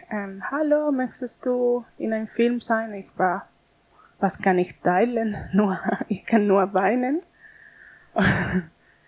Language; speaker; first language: German; non-native, learner; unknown